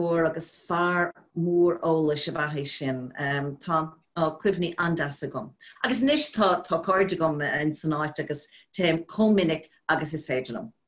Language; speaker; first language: Irish; non-native, local second language; English